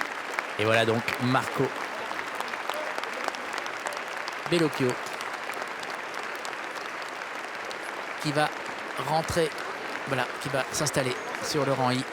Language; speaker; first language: French; native; French